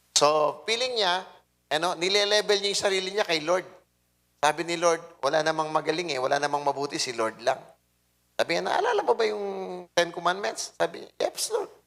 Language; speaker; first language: Filipino; non-native, local second language; Pampanga